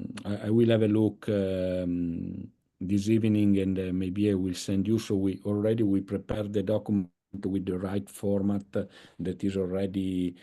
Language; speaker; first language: English; non-native, fluent; Italian